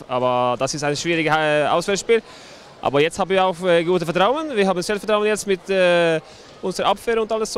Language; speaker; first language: German; non-native, learner; Norwegian